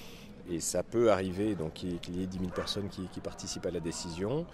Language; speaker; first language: French; native; French